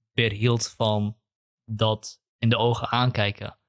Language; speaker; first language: Dutch; early bilingual, other home language; Kurdish